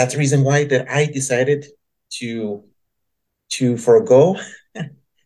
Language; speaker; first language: English; native; English